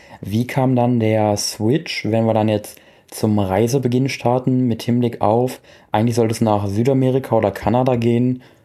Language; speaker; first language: German; native; German